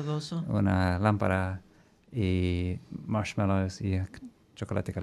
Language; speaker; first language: Spanish; non-native, fluent; English